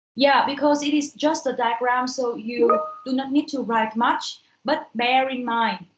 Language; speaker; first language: English; non-native, fluent; Vietnamese